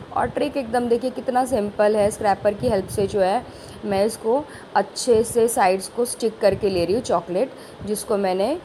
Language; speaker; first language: Hindi; non-native, local second language; Marathi